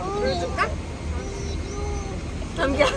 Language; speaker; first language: Korean; native; Korean